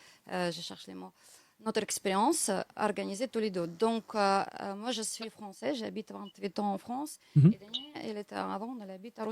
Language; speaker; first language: French; non-native, learner; Russian